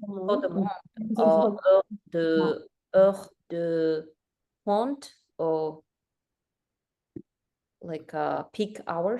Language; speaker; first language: French; non-native, learner; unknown